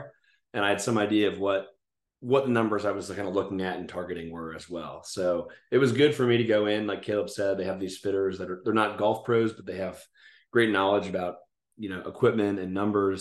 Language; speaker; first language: English; native; English